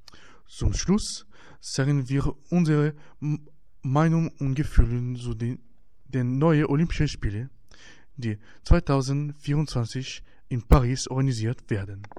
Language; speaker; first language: German; non-native, learner; French